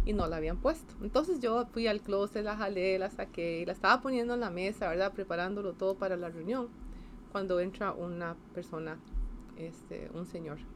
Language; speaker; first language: Spanish; native; Spanish